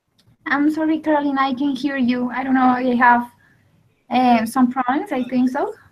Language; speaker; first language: English; non-native, learner; Spanish